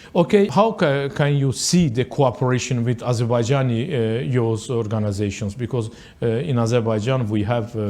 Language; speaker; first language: English; non-native, learner; Azerbaijani